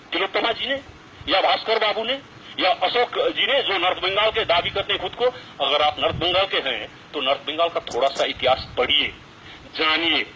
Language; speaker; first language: Hindi; non-native, local second language; Nepali